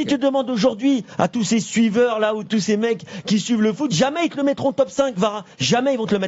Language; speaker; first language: French; native; French